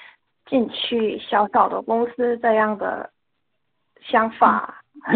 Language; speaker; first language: Chinese; non-native, learner; Korean